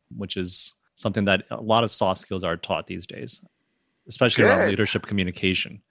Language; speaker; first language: English; early bilingual, other home language; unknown